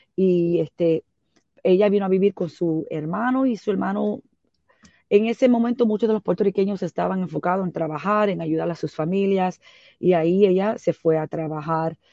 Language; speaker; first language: Spanish; early bilingual, heritage; Spanish